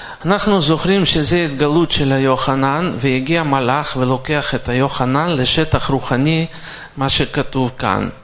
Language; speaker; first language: Hebrew; non-native, fluent; Russian